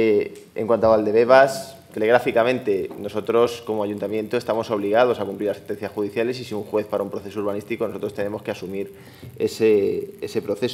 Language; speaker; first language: Spanish; native; Spanish